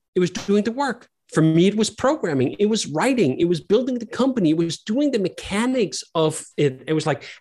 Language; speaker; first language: English; non-native, fluent; Danish